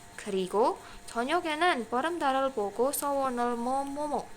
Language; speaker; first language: Korean; non-native, fluent; Indonesian